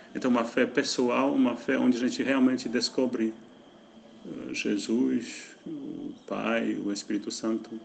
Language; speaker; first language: Portuguese; non-native, fluent; Polish